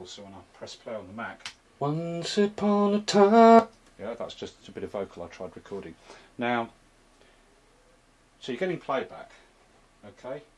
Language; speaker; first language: English; native; English